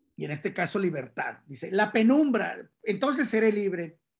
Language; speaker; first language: Spanish; native; Spanish